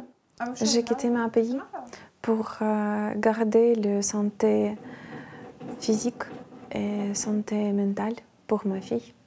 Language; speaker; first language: French; non-native, learner; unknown